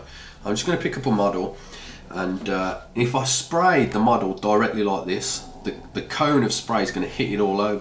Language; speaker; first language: English; native; English